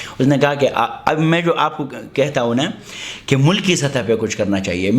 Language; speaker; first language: Urdu; non-native, local second language; Pashto